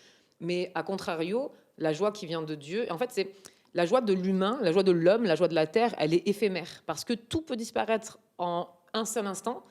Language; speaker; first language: French; native; French